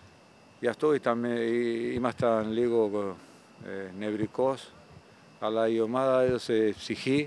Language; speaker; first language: Greek; non-native, fluent; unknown